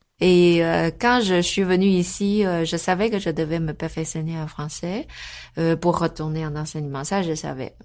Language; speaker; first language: French; non-native, fluent; Chinese